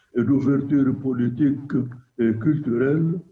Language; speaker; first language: French; non-native, local second language; Arabic